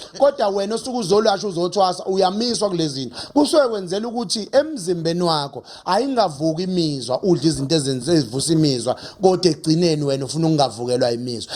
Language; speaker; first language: Zulu; native; Zulu